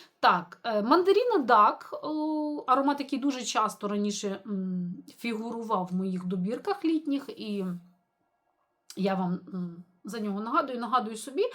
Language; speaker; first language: Ukrainian; native; Ukrainian